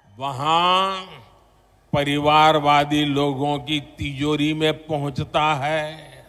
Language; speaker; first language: Hindi; non-native, local second language; Gujarati